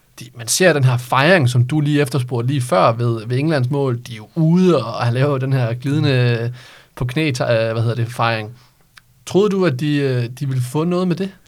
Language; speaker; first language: Danish; native; Danish